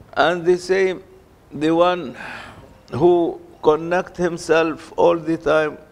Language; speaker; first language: English; non-native, fluent; Arabic